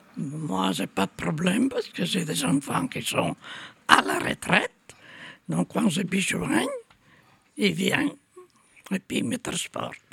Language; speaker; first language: French; early bilingual, other home language; Italian